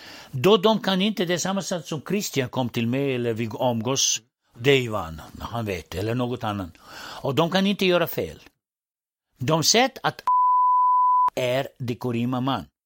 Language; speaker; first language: Swedish; non-native, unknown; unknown